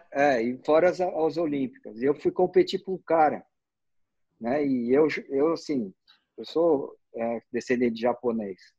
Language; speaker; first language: Portuguese; native; Portuguese